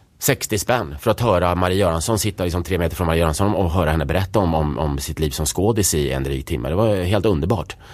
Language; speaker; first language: Swedish; early bilingual, other home language; Czech